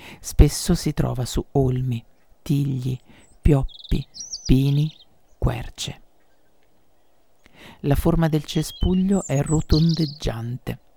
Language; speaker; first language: Italian; native; Italian